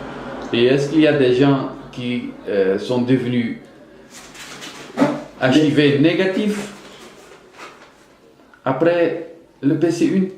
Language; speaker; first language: French; non-native, fluent; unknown